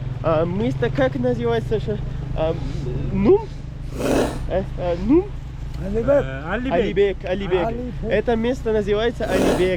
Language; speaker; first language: Russian; non-native, learner; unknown